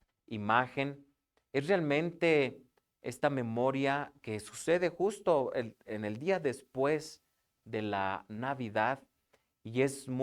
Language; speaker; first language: Spanish; native; Spanish